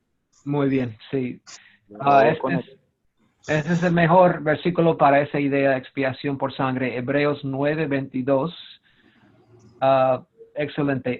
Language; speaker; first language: Spanish; non-native, fluent; English